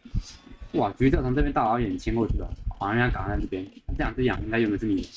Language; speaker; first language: Chinese; native; Chinese